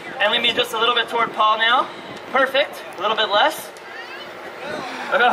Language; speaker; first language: English; native; English